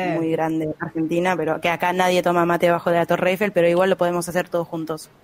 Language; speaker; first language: Spanish; non-native, fluent; French